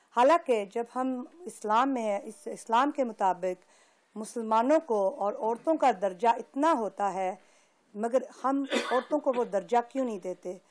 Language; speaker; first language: Urdu; early bilingual, heritage; Urdu